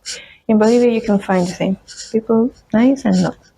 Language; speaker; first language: English; non-native, fluent; Spanish